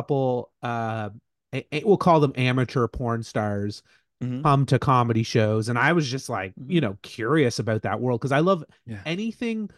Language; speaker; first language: English; native; English